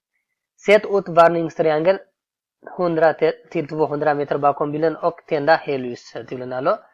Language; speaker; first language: Swedish; non-native, fluent; Tigrinya